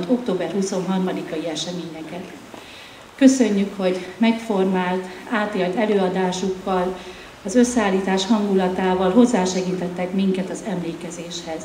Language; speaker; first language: Hungarian; native; Hungarian